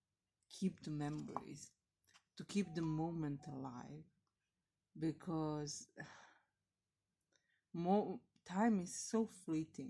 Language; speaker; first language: English; non-native, fluent; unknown